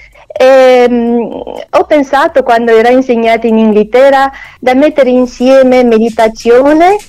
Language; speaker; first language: Italian; non-native, learner; Romanian